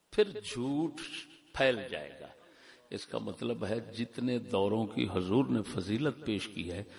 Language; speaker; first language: Urdu; non-native, local second language; Punjabi